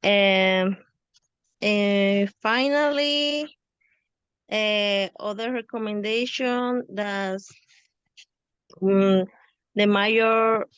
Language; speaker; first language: English; non-native, learner; Spanish